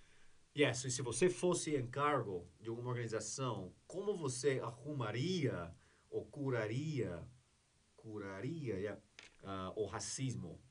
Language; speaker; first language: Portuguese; non-native, learner; English